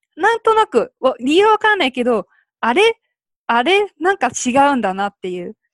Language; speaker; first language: Japanese; early bilingual, other home language; Korean